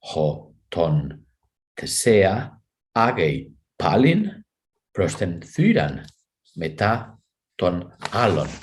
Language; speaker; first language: Greek; non-native, fluent; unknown